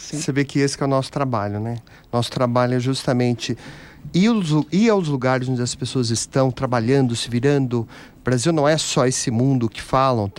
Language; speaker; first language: Portuguese; native; Portuguese